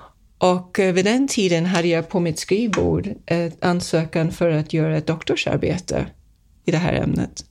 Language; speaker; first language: Swedish; non-native, fluent; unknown